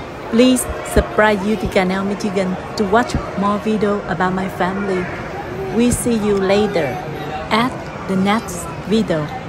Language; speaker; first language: English; non-native, learner; Vietnamese